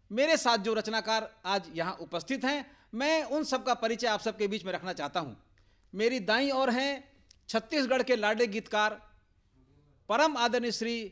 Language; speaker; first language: Hindi; native; Hindi